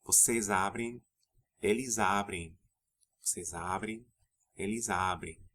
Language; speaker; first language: Portuguese; non-native, fluent; English